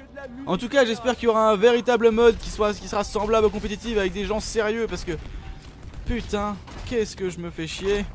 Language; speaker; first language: French; native; French